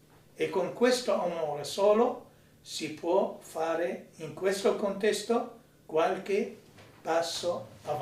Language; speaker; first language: Italian; non-native, fluent; Arabic